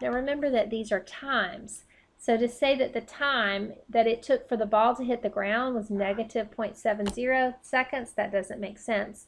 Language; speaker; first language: English; native; English